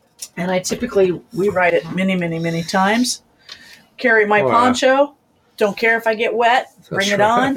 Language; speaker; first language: English; native; English